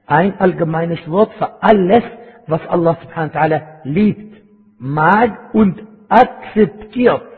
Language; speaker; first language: German; non-native, fluent; Arabic